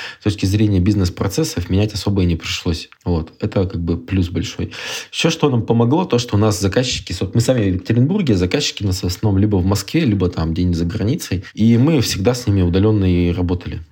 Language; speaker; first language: Russian; native; Russian